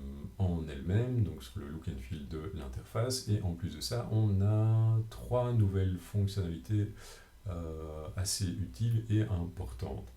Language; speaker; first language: French; native; French